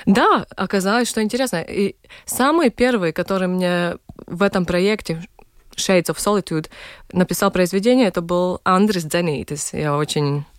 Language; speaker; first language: Russian; non-native, local second language; Latvian